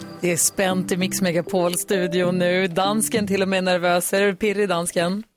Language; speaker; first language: Swedish; native; Swedish